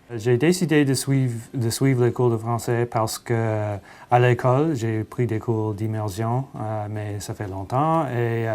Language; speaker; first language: French; non-native, local second language; English